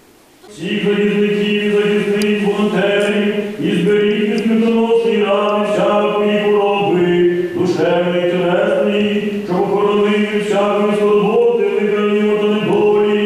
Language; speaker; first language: Ukrainian; native; Ukrainian